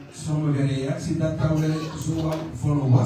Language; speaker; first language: Dutch; non-native, learner; French